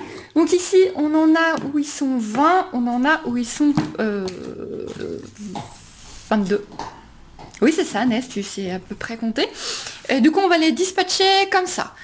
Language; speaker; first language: French; native; French